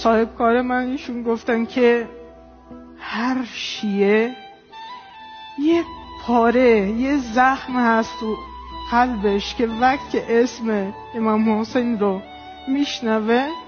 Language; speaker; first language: Persian; non-native, fluent; Portuguese